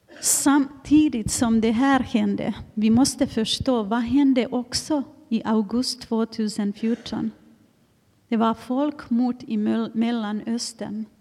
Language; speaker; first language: Swedish; non-native, fluent; Finnish